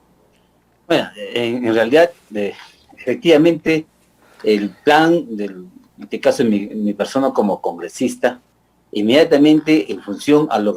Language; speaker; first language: Spanish; native; Spanish